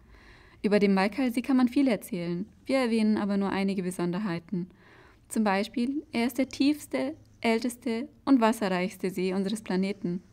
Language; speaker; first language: German; native; German